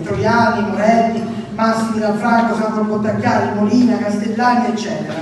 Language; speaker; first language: Italian; native; Italian